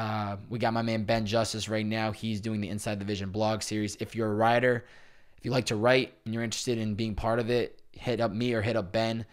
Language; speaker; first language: English; native; English